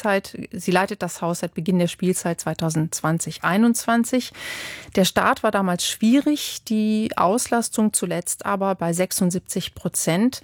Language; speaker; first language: German; native; German